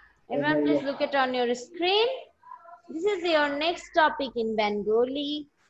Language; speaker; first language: English; non-native, local second language; Bangla